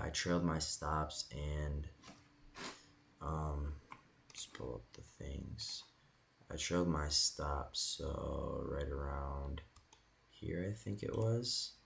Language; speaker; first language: English; native; English